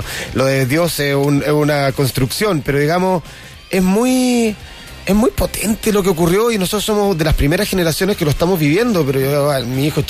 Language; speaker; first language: Spanish; native; Spanish